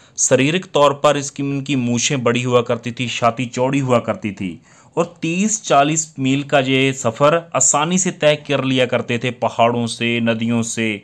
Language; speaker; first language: Hindi; non-native, local second language; Punjabi